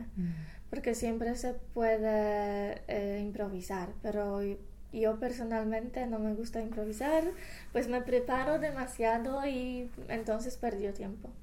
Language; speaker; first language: Spanish; non-native, fluent; English